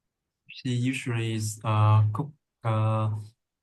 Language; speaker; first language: English; non-native, learner; Vietnamese